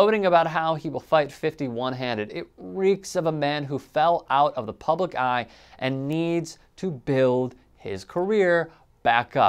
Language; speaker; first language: English; native; English